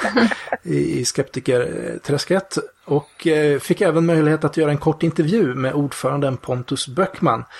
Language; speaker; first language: Swedish; native; Swedish